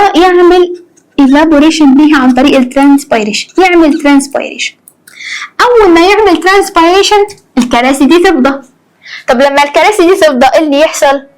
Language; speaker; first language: Arabic; native; Arabic